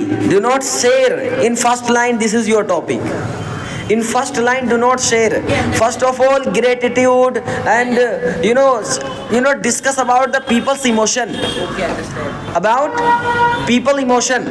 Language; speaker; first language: English; non-native, learner; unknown